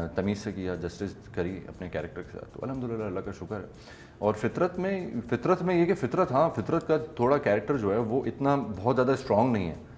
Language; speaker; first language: Urdu; native; Urdu